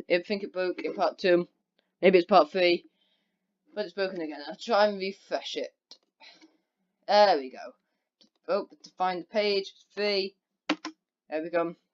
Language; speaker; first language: English; native; English